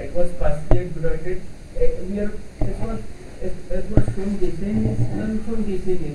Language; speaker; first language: German; non-native, learner; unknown